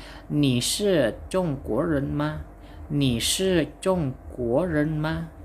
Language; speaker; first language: Chinese; non-native, fluent; Indonesian